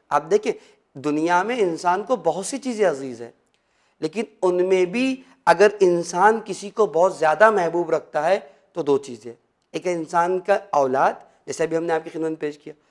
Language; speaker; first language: Urdu; native; Urdu